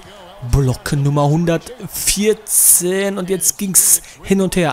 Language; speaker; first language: German; native; German